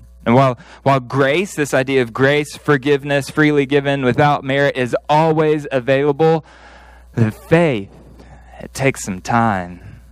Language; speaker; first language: English; native; English